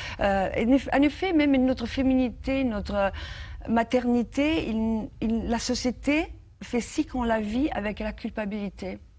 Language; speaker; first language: French; non-native, fluent; Italian